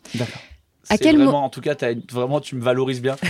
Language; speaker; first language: French; native; French